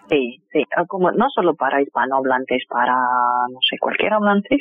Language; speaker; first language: Spanish; non-native, fluent; Russian